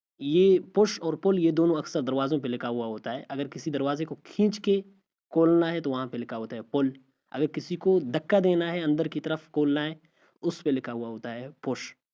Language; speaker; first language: Urdu; non-native, local second language; Baluchi